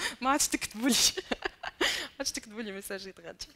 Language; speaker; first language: Arabic; native; Arabic